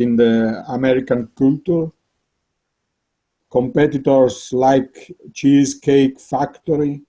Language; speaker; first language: English; non-native, learner; Italian